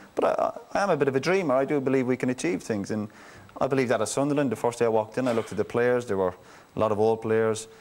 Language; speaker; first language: English; native; English